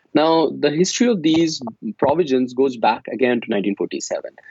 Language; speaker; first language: English; non-native, local second language; Kashmiri